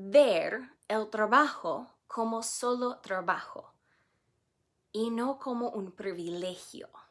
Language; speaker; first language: Spanish; non-native, fluent; English